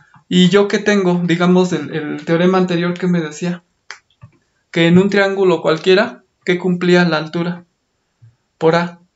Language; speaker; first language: Spanish; native; Spanish